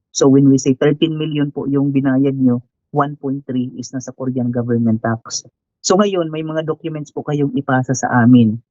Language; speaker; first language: Filipino; native; Filipino